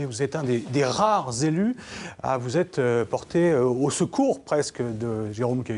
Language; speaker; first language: French; native; French